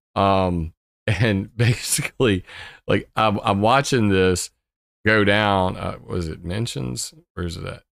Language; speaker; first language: English; native; English